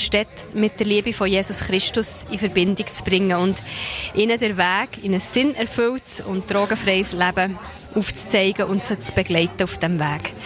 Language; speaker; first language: German; native; German